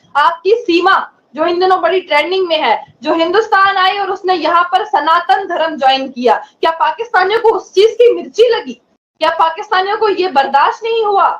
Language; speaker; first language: Hindi; non-native, local second language; Kashmiri